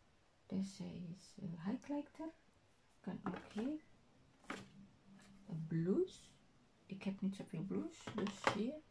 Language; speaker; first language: Dutch; non-native, learner; Indonesian